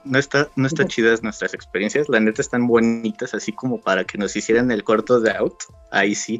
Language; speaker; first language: Spanish; native; Spanish